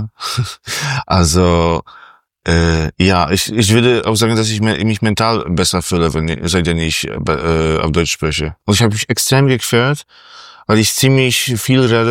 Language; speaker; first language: German; non-native, fluent; Polish